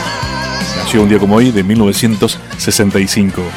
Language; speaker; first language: Spanish; native; Spanish